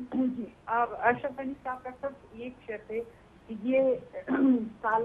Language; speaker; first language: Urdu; non-native, fluent; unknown